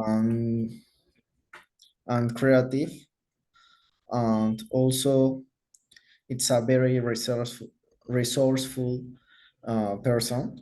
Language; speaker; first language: English; non-native, learner; Spanish